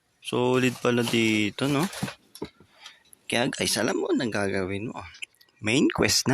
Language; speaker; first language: Filipino; native; Filipino